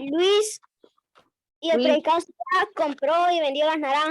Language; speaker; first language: Spanish; native; Spanish